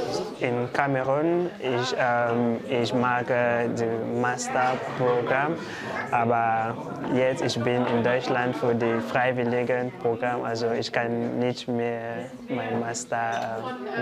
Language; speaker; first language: German; non-native, learner; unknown